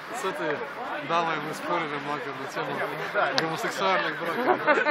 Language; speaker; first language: Russian; native; Russian